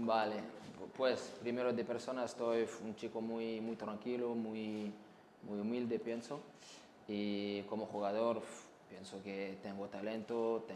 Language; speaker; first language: Spanish; non-native, fluent; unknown